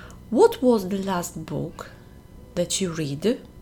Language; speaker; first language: English; non-native, fluent; Polish